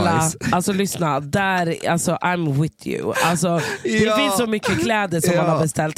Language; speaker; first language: Swedish; native; Swedish